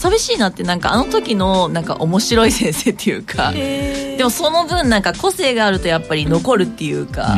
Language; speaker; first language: Japanese; native; Japanese